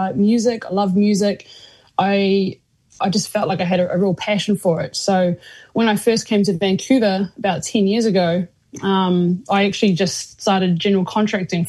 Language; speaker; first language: English; native; English